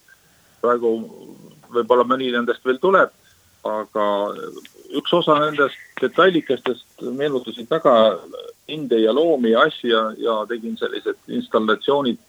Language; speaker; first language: Estonian; native; Estonian